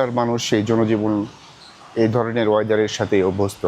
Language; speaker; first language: Bangla; native; Bangla